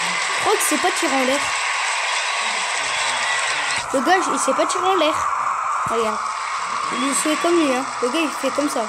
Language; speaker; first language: French; native; French